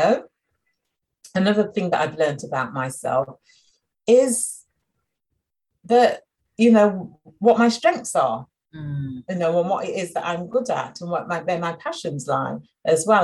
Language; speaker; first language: English; native; English